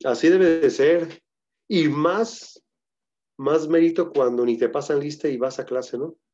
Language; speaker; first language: Spanish; native; Spanish